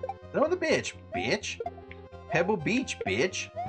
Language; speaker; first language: English; early bilingual, other home language; Spanish